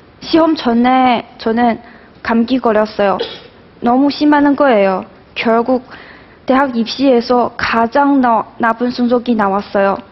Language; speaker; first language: Korean; non-native, fluent; Chinese